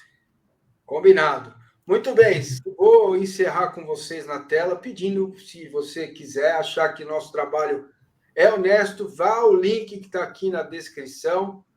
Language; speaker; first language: Portuguese; native; Portuguese